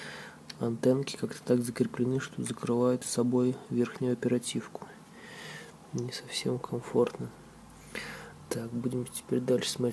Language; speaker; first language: Russian; native; Russian